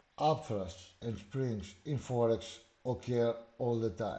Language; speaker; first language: English; non-native, fluent; Greek